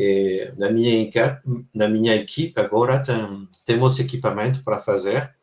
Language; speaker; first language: Portuguese; non-native, fluent; French